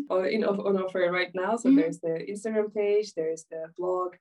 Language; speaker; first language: English; non-native, fluent; Ukrainian